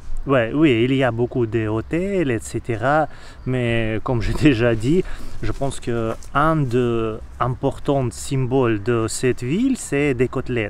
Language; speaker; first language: French; non-native, learner; Russian